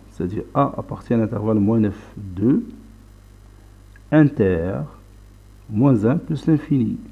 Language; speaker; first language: French; non-native, local second language; Arabic